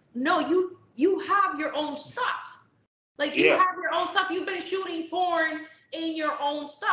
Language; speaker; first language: English; native; English